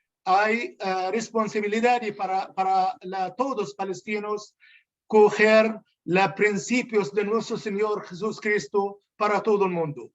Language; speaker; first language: Spanish; non-native, learner; Arabic